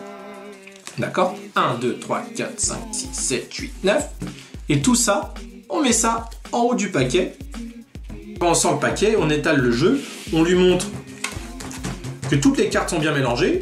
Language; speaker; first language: French; native; French